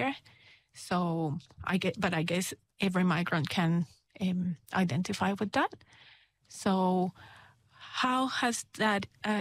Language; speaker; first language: English; non-native, fluent; Spanish